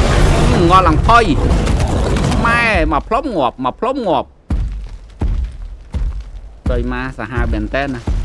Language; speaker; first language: Khmer; native; Khmer